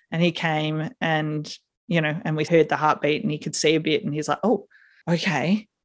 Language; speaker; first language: English; native; English